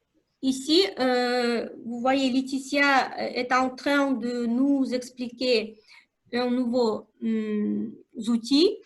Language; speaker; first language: French; non-native, fluent; Russian